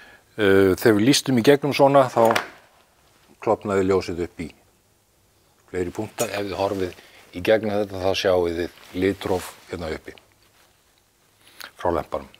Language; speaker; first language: Icelandic; native; Icelandic